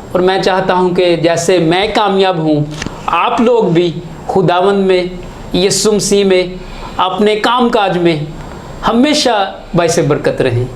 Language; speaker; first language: Urdu; non-native, local second language; Punjabi